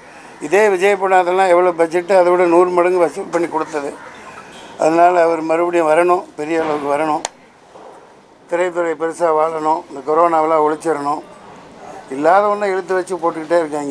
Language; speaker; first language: Tamil; native; Tamil